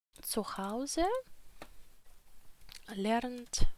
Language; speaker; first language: German; non-native, fluent; Ukrainian